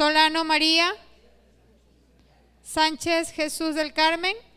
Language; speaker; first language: Spanish; native; Spanish